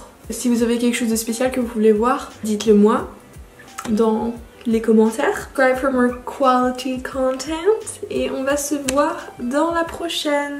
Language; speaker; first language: French; non-native, fluent; Finnish